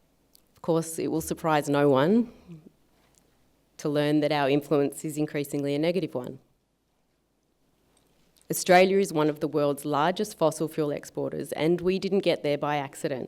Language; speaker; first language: English; native; English